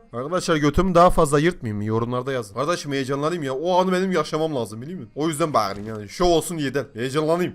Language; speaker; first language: Turkish; native; Turkish